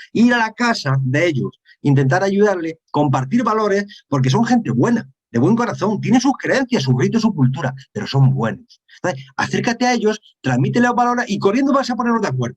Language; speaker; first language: Spanish; native; Spanish